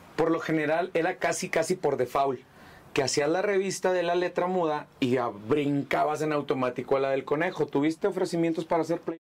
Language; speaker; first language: Spanish; native; Spanish